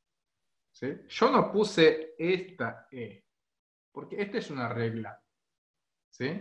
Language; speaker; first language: Spanish; non-native, fluent; Korean